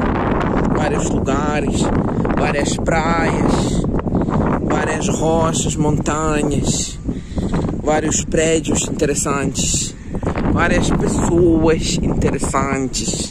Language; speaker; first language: Portuguese; non-native, fluent; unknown